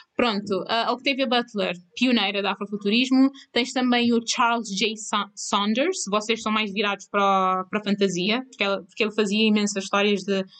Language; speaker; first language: Portuguese; non-native, local second language; Kabuverdianu